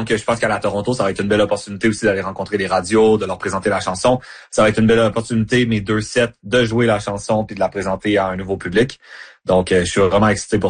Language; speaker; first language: French; native; French